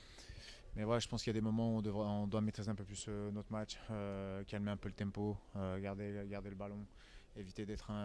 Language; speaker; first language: French; native; French